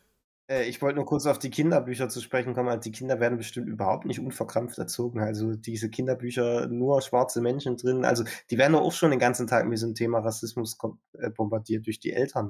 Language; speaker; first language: German; native; German